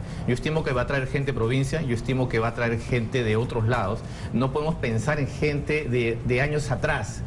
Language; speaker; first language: Spanish; native; Spanish